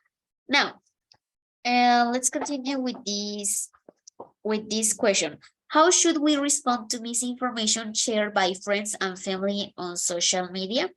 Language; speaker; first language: English; non-native, fluent; Spanish